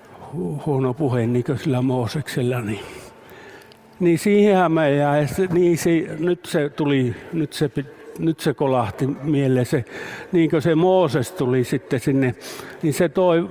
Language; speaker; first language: Finnish; native; Finnish